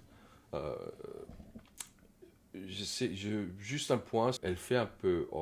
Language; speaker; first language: French; non-native, fluent; Korean